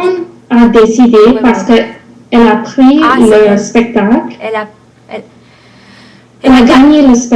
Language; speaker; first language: French; non-native, learner; English